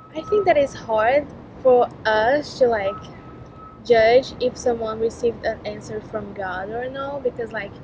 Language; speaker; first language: English; non-native, fluent; Portuguese